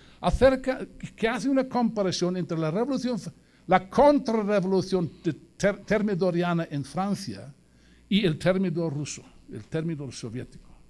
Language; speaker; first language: Spanish; non-native, fluent; English